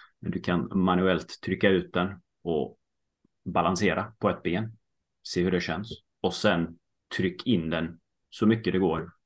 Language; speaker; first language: Swedish; early bilingual, heritage; Swedish